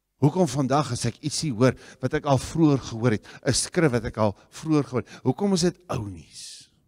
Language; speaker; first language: Afrikaans; native; Afrikaans